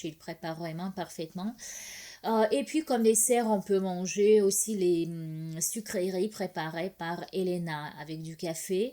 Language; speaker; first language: French; non-native, fluent; Russian